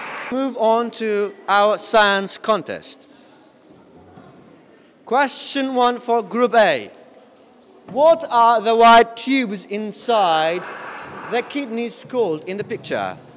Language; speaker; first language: English; non-native, fluent; Central Kurdish